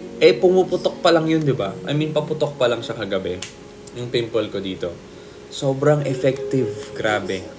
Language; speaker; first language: Filipino; native; Filipino